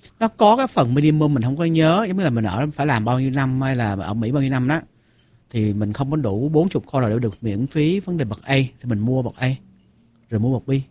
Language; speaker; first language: Vietnamese; native; Vietnamese